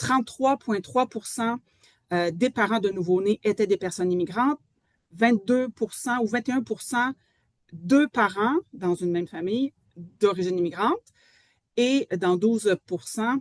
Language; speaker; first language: French; native; French